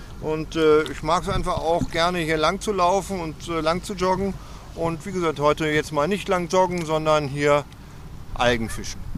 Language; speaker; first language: German; native; German